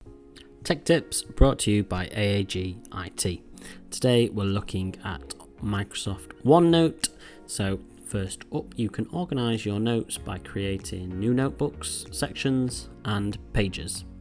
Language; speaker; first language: English; native; English